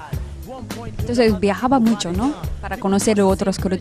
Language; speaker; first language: Spanish; non-native, fluent; Japanese